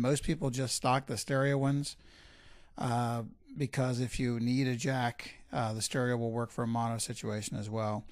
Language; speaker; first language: English; native; English